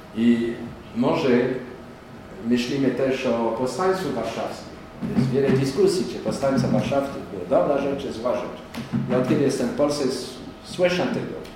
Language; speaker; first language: Polish; non-native, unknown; French